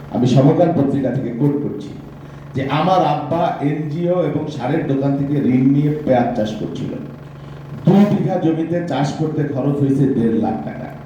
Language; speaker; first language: Bangla; native; Bangla